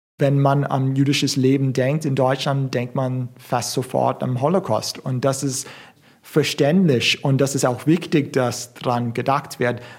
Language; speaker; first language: German; non-native, fluent; English